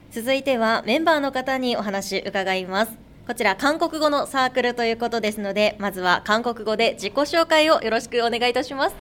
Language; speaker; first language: Japanese; native; Japanese